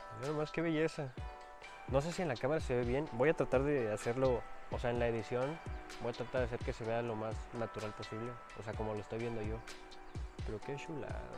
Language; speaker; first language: Spanish; native; Spanish